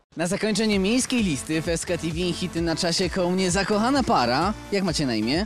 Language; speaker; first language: Polish; native; Polish